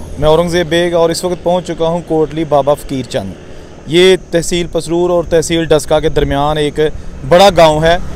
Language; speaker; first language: Urdu; non-native, local second language; Punjabi